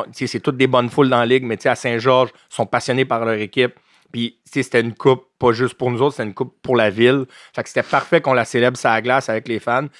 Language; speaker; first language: French; native; French